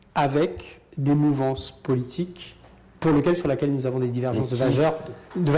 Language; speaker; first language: French; native; French